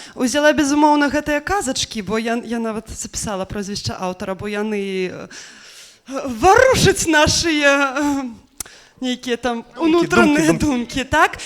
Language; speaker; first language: Belarusian; non-native, local second language; Russian